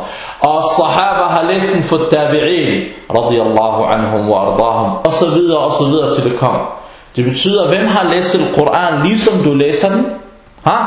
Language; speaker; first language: Danish; early bilingual, other home language; Arabic